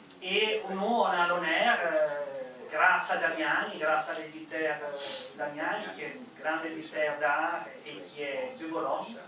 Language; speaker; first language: French; non-native, fluent; Italian